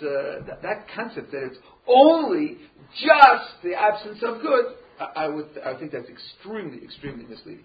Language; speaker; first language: English; native; English